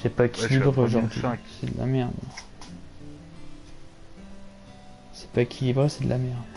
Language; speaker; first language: French; native; French